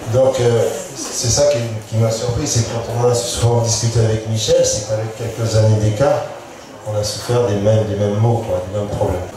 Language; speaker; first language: French; native; French